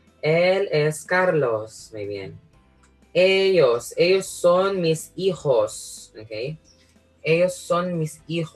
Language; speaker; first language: Spanish; non-native, fluent; Filipino